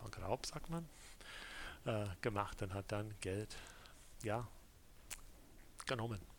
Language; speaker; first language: German; non-native, fluent; English